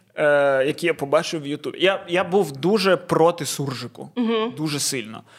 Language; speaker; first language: Ukrainian; non-native, local second language; Russian